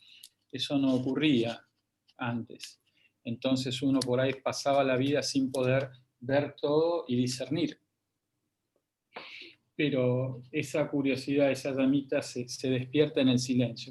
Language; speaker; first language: Spanish; native; Spanish